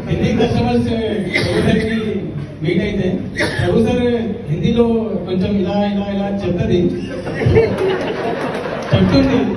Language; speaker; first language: Telugu; non-native, local second language; Hindi